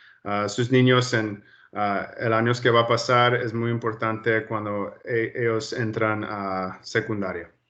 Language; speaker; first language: Spanish; early bilingual, heritage; Spanish